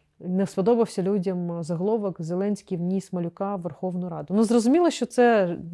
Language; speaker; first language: Ukrainian; non-native, local second language; Crimean Tatar